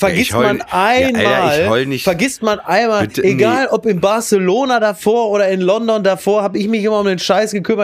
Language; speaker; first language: German; native; German